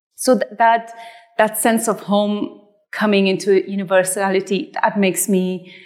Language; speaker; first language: English; non-native, fluent; Persian